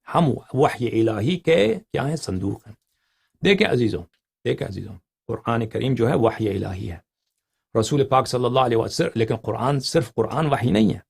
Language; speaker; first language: Urdu; non-native, fluent; Persian